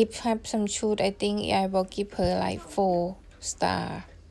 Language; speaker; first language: English; non-native, learner; Thai